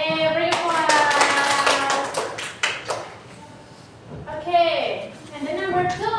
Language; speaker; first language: English; non-native, learner; Indonesian